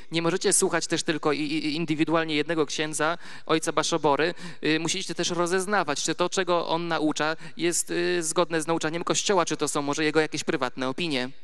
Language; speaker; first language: Polish; native; Polish